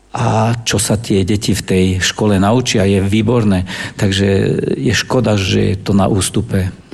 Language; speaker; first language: Slovak; non-native, local second language; German